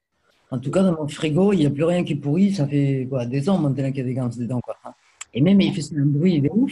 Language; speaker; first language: French; native; French